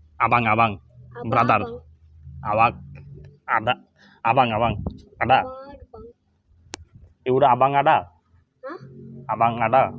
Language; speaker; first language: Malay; non-native, learner; Bangla